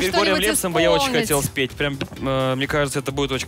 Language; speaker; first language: Russian; native; Russian